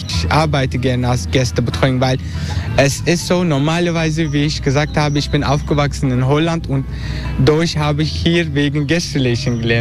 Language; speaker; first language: German; non-native, learner; Dutch